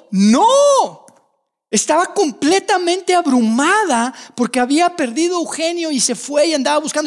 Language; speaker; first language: Spanish; native; Spanish